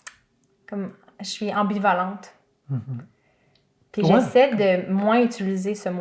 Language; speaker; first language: French; native; French